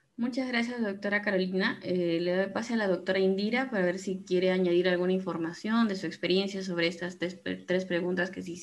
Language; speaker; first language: Spanish; native; Spanish